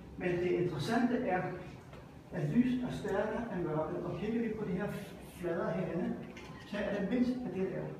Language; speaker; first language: Danish; non-native, local second language; Faroese